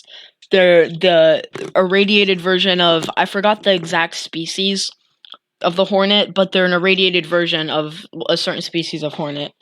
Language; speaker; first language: English; native; English